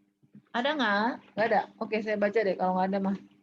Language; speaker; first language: Indonesian; native; Indonesian